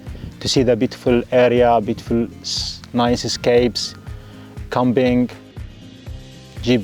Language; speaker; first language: English; non-native, learner; Arabic